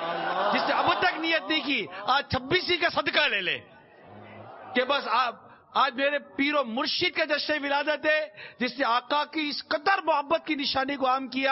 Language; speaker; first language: Urdu; native; Urdu